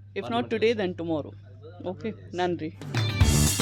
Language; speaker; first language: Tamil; non-native, fluent; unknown